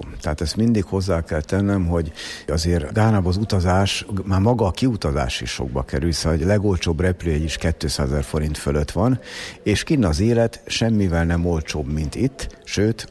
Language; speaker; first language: Hungarian; native; Hungarian